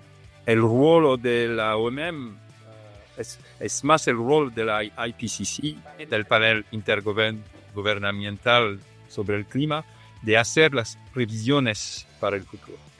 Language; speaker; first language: Spanish; non-native, learner; Italian